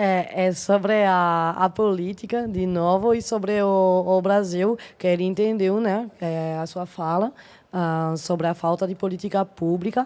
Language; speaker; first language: Portuguese; non-native, fluent; French